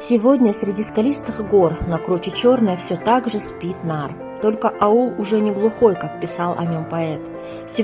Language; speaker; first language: Russian; native; Russian